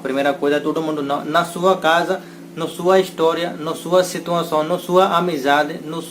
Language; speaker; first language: Portuguese; non-native, learner; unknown